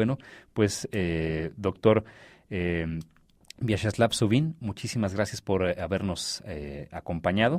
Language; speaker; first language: Spanish; native; Spanish